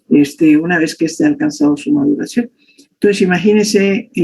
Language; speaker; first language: Spanish; native; Spanish